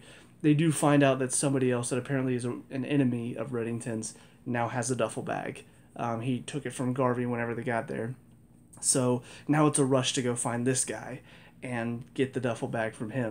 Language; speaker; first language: English; native; English